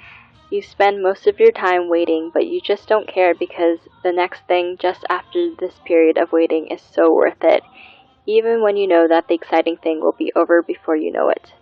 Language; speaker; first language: English; native; English